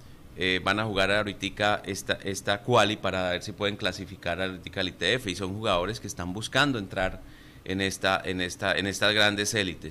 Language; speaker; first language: Spanish; native; Spanish